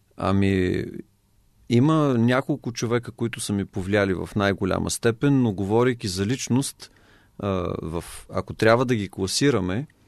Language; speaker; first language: Bulgarian; native; Bulgarian